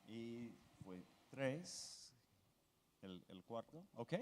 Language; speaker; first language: Spanish; non-native, fluent; English